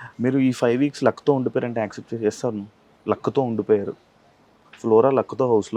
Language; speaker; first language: Telugu; native; Telugu